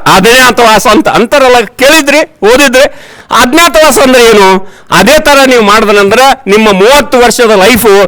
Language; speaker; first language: Kannada; native; Kannada